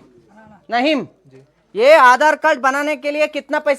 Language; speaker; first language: Hindi; non-native, local second language; Kannada